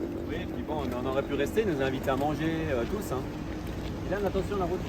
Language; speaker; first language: French; native; French